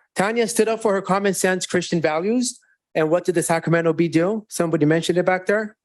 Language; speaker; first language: English; non-native, fluent; Romanian